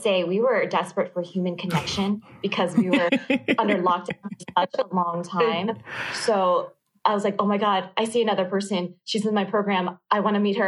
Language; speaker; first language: English; early bilingual, other home language; Vietnamese